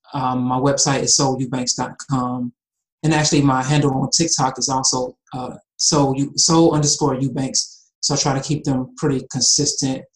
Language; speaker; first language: English; native; English